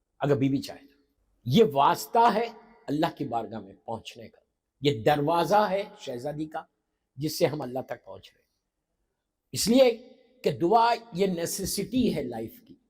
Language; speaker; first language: Urdu; native; Urdu